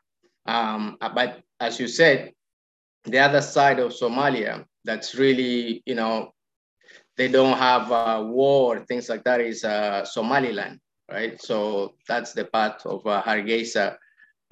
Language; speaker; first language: English; non-native, local second language; Somali